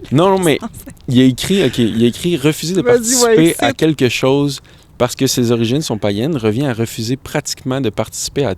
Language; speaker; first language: French; native; French